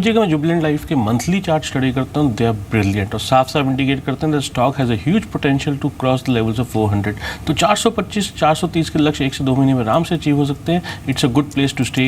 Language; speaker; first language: Hindi; native; Hindi